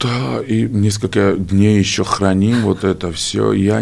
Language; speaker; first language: Russian; non-native, fluent; Georgian